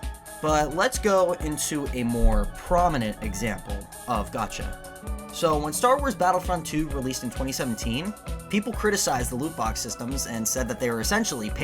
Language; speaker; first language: English; native; English